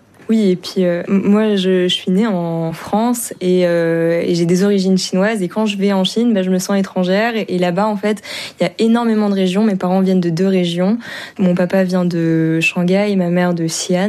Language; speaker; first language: French; early bilingual, other home language; Chinese